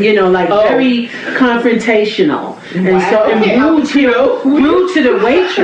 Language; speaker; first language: English; native; English